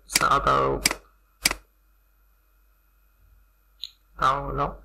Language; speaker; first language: Arabic; native; Arabic